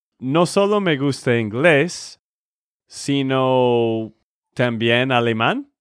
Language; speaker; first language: Spanish; non-native, learner; English